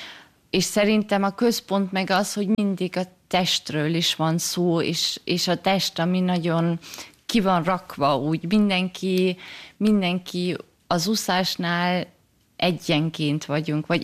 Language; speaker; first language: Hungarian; early bilingual, heritage; German